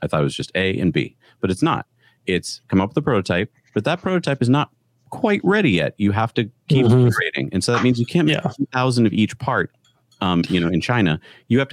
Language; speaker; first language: English; native; English